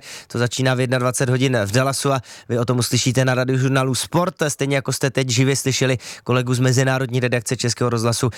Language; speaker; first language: Czech; native; Czech